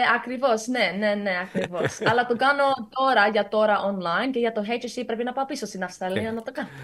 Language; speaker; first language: Greek; early bilingual, heritage; Greek